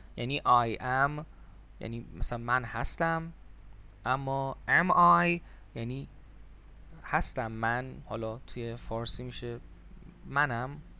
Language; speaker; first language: Persian; native; Persian